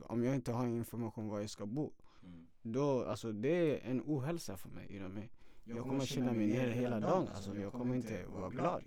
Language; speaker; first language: Swedish; non-native, fluent; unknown